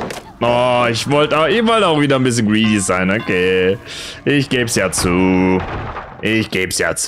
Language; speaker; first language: German; native; German